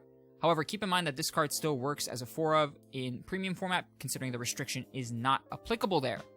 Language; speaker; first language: English; native; English